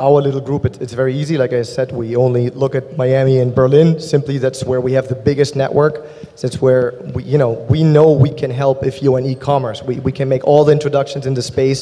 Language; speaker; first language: English; non-native, fluent; German